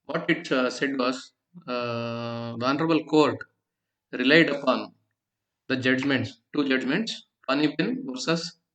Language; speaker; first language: English; non-native, local second language; Kannada